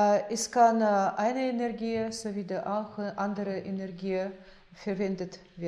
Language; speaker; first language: German; non-native, fluent; Russian